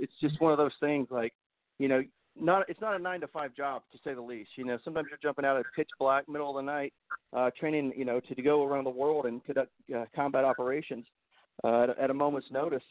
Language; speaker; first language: English; native; English